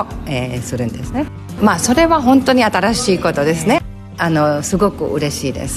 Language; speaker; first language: Japanese; non-native, fluent; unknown